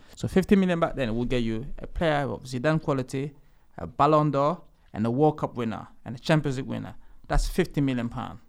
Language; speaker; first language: English; early bilingual, other home language; Lingala